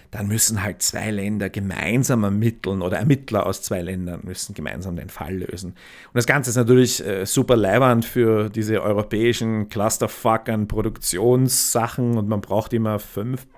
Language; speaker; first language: German; native; German